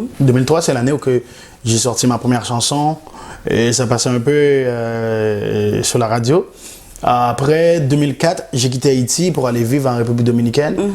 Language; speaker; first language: French; non-native, local second language; Haitian Creole